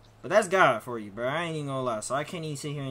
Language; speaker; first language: English; native; English